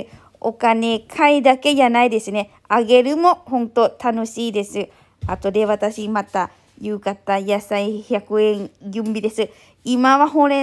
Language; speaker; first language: Japanese; non-native, learner; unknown